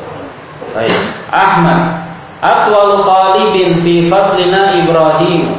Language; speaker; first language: Arabic; non-native, fluent; Indonesian